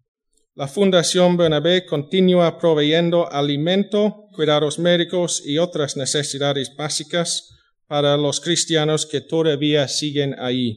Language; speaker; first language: Spanish; non-native, fluent; English